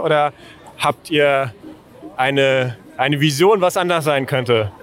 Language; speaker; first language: German; native; German